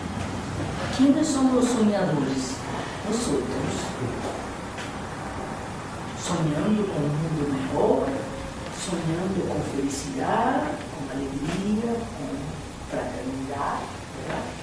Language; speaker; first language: Spanish; non-native, fluent; Portuguese